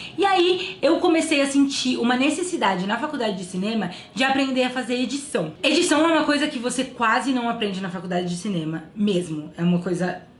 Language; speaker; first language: Portuguese; native; Portuguese